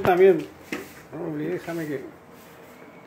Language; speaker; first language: Spanish; native; Spanish